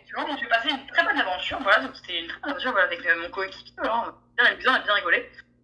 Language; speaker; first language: French; native; French